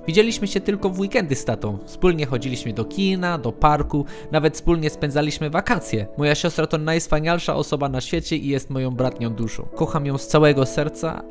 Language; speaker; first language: Polish; early bilingual, heritage; English